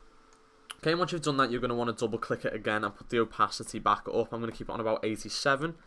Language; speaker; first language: English; native; English